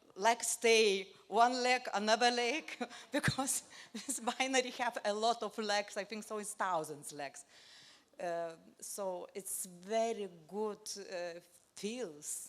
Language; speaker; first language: English; non-native, learner; Lithuanian